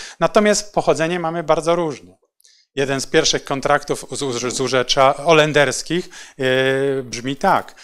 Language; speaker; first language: Polish; native; Polish